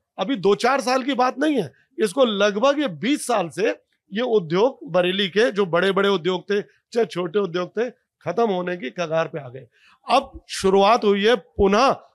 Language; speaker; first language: Hindi; native; Hindi